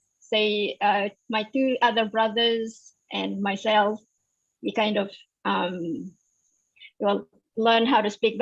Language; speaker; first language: English; non-native, fluent; Indonesian